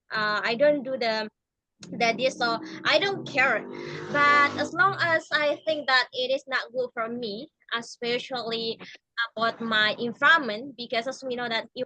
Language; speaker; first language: English; non-native, learner; Indonesian